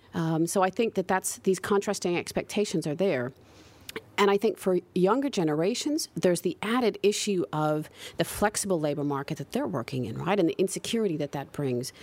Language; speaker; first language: English; native; English